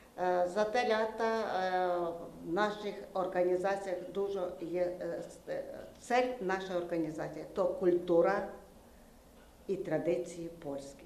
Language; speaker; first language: Ukrainian; non-native, local second language; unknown